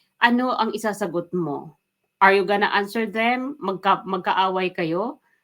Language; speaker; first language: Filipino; non-native, local second language; Waray